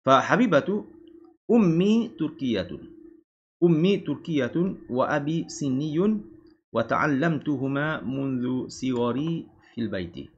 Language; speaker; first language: Arabic; non-native, fluent; Malay